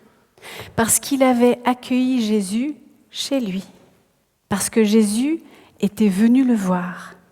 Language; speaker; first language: French; native; French